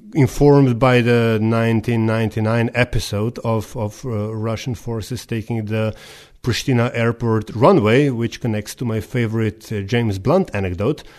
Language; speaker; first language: English; non-native, fluent; Slovenian